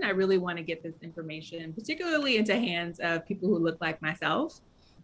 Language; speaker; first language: English; native; English